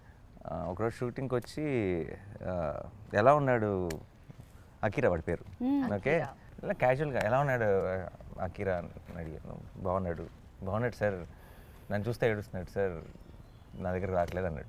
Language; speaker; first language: Telugu; native; Telugu